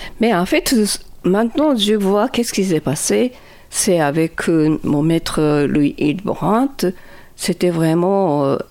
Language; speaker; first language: French; non-native, fluent; Japanese